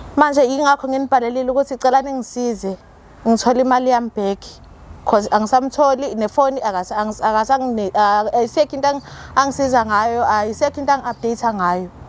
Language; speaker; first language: Zulu; native; Zulu